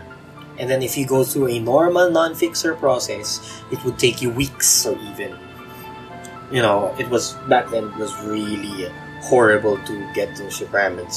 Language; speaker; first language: English; non-native, local second language; Filipino